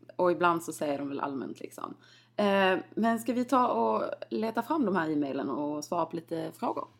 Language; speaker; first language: Swedish; native; Swedish